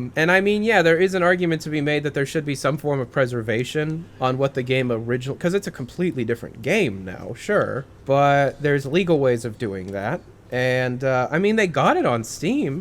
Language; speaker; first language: English; native; English